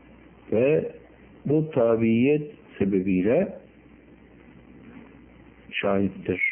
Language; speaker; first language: Turkish; native; Turkish